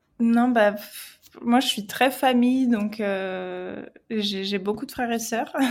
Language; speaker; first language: French; native; French